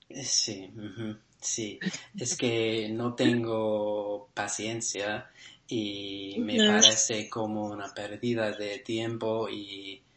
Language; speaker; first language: Spanish; non-native, learner; English